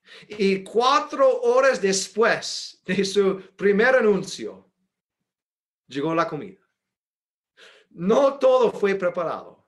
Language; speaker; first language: Spanish; non-native, fluent; English